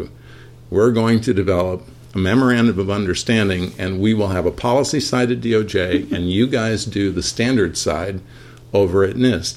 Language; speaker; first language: English; native; English